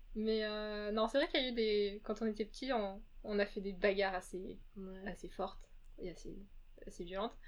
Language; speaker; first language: French; early bilingual, other home language; Portuguese